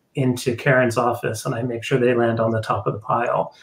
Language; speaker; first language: English; native; English